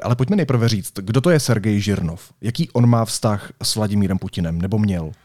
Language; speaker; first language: Czech; native; Czech